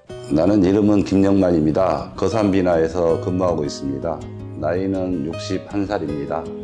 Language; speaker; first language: Korean; native; Korean